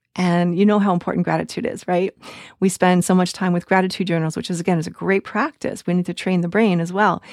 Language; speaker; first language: English; native; English